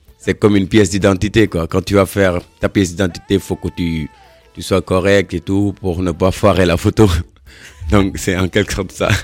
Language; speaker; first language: French; non-native, local second language; Wolof